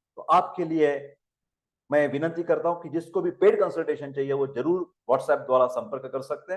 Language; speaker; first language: Hindi; non-native, local second language; Marathi